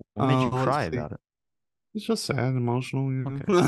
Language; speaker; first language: English; native; English